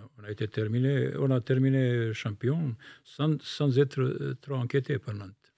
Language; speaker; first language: French; non-native, fluent; Bosnian